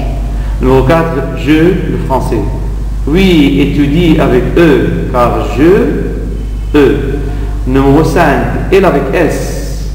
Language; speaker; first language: French; non-native, fluent; Arabic